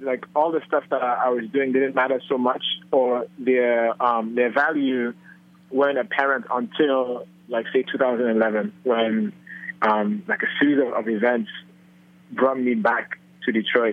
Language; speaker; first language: English; non-native, local second language; Yoruba